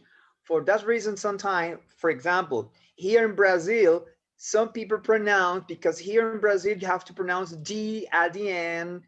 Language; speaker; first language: English; non-native, fluent; Spanish